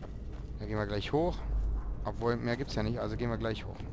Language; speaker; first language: German; native; German